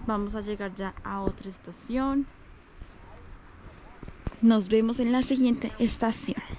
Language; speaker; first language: Spanish; native; Spanish